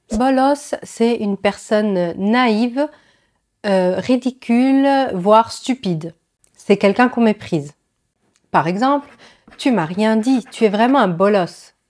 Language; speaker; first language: French; native; French